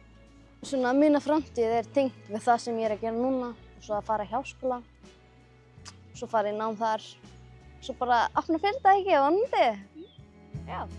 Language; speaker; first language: Icelandic; non-native, learner; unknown